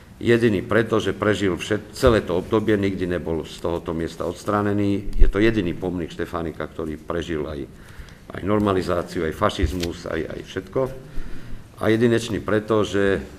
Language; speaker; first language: Slovak; native; Slovak